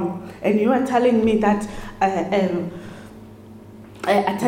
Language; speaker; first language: English; non-native, local second language; Xhosa